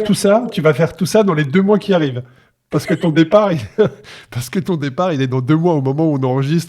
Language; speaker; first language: French; native; French